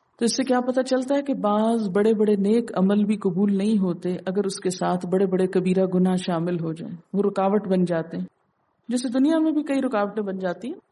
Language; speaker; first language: Urdu; native; Urdu